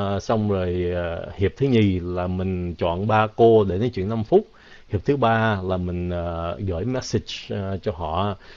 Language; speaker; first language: Vietnamese; early bilingual, heritage; Vietnamese